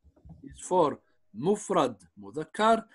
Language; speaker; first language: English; non-native, fluent; Arabic